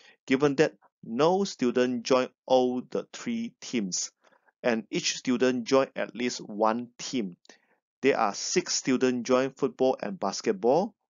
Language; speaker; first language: English; non-native, local second language; Chinese